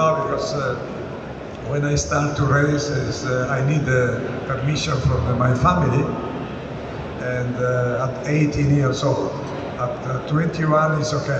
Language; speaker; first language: English; non-native, learner; Italian